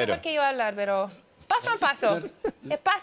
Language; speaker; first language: Spanish; early bilingual, heritage; English